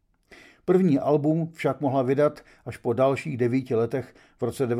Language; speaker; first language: Czech; native; Czech